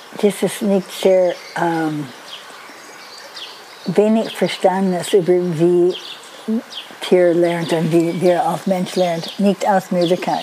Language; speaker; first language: German; non-native, learner; Dutch